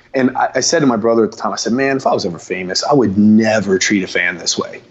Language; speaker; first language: English; native; English